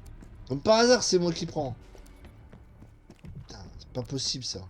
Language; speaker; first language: French; native; French